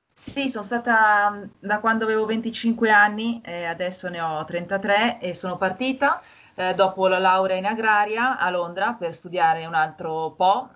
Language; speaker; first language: Italian; native; Italian